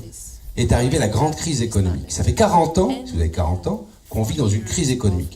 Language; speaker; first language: French; native; French